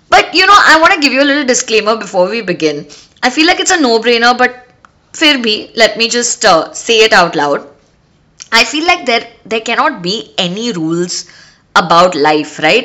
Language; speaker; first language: English; non-native, local second language; Hindi